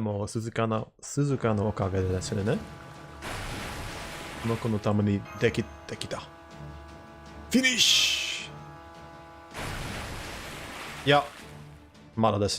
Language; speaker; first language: Japanese; non-native, learner; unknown